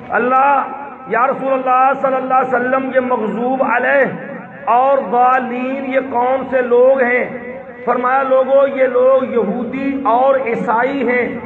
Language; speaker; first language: Urdu; non-native, local second language; Punjabi